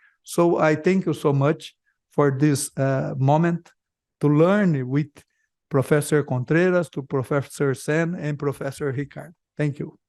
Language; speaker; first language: English; non-native, learner; Portuguese